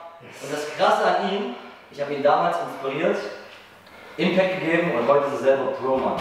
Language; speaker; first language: German; native; German